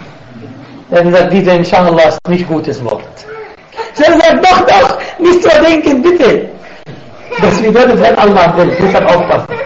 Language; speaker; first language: German; non-native, fluent; Arabic